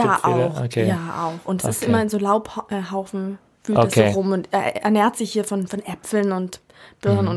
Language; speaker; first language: German; native; German